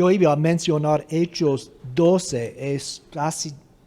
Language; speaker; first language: Spanish; non-native, fluent; English